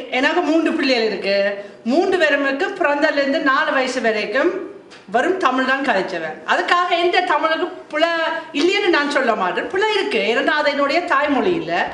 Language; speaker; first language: Tamil; non-native, fluent; German